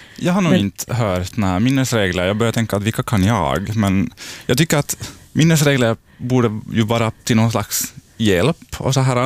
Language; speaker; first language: Swedish; native; Swedish